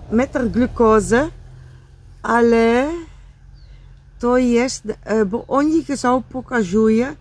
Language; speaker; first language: Polish; non-native, learner; Dutch